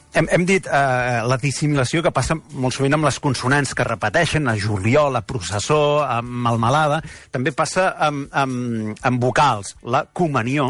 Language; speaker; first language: Catalan; native; Catalan